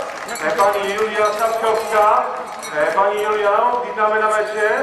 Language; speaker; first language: Polish; native; Polish